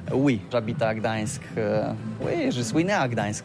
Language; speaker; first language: French; non-native, learner; Polish